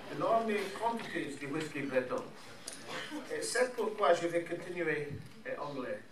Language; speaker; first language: French; non-native, learner; English